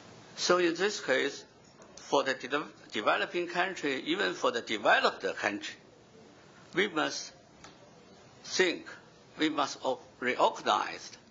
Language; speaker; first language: English; non-native, fluent; Chinese